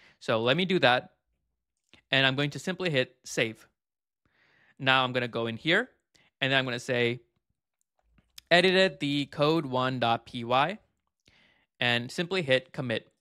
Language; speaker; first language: English; native; English